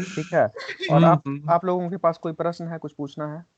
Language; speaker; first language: Hindi; native; Hindi